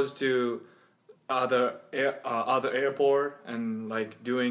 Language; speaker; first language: English; non-native, learner; Japanese